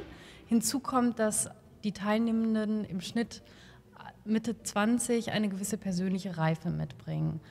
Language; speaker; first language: German; native; German